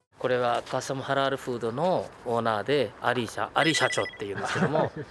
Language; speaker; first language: Japanese; non-native, fluent; Urdu